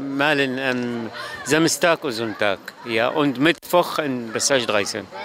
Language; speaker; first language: German; non-native, learner; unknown